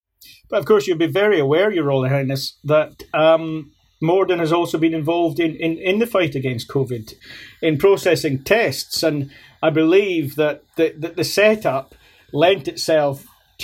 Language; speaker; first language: English; native; English